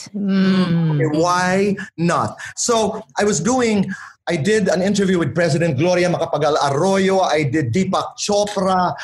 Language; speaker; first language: English; non-native, local second language; Waray